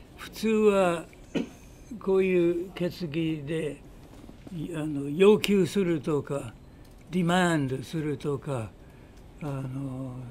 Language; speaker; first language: Japanese; non-native, fluent; English